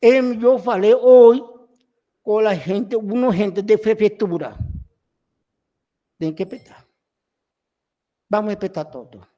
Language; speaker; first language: Portuguese; non-native, learner; Spanish